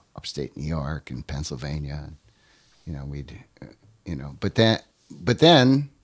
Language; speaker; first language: English; native; English